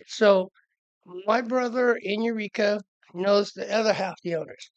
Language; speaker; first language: English; native; English